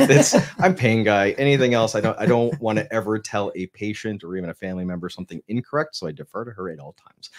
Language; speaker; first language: English; native; English